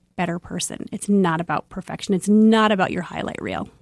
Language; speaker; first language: English; native; English